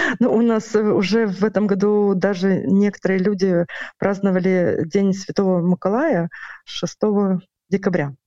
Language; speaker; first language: Russian; non-native, local second language; Ukrainian